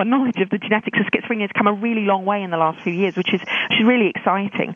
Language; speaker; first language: English; native; English